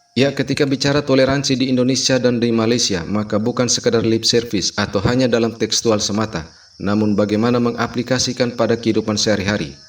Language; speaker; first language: Indonesian; native; Indonesian